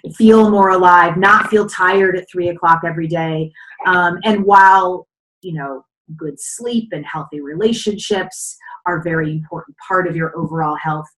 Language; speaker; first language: English; native; English